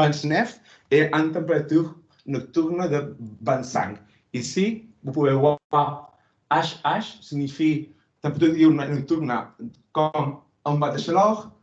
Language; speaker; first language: French; non-native, fluent; Spanish